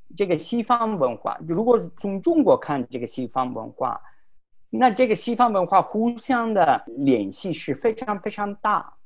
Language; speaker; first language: Chinese; non-native, fluent; Italian